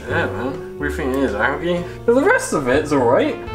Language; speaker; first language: English; native; English